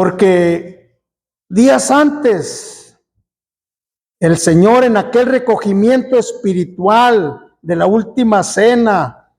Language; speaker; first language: Spanish; native; Spanish